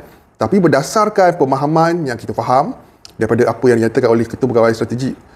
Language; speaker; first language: Malay; native; Malay